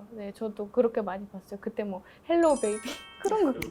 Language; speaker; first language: Korean; non-native, fluent; Estonian